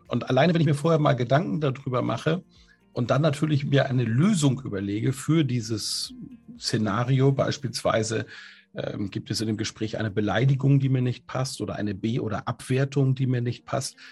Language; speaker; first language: German; native; German